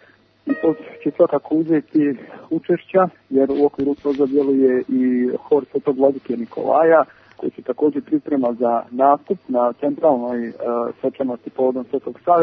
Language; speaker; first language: Serbian; native; Serbian